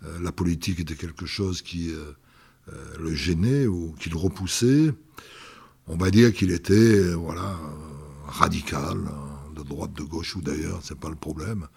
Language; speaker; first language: French; native; French